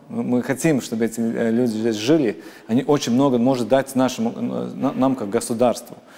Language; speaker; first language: Russian; non-native, local second language; Latvian